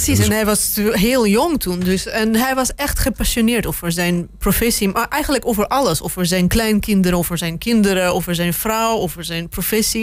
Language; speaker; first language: Dutch; non-native, fluent; Russian